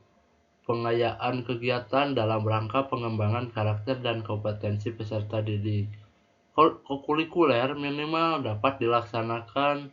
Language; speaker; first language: Indonesian; native; Indonesian